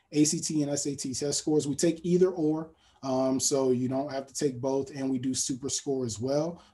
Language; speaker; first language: English; native; English